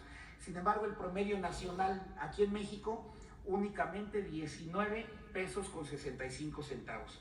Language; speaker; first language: Spanish; native; Spanish